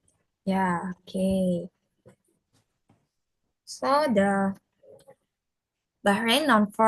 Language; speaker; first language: English; non-native, fluent; Indonesian